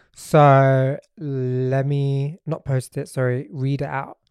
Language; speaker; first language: English; native; English